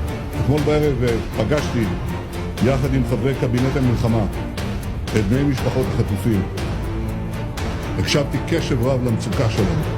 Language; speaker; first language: Hebrew; native; Hebrew